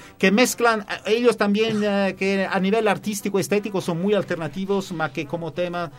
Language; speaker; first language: Spanish; non-native, fluent; Italian